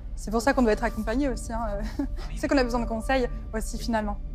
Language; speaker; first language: French; native; French